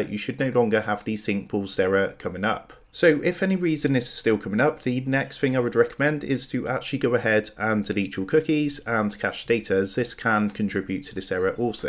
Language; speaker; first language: English; native; English